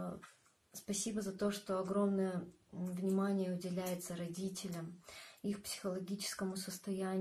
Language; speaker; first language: Russian; native; Russian